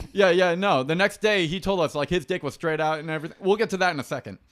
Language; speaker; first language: English; native; English